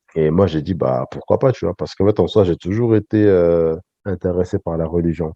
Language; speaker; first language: French; early bilingual, other home language; Sango